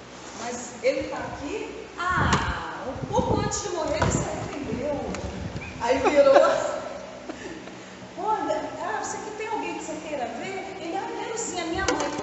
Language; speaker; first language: Portuguese; native; Portuguese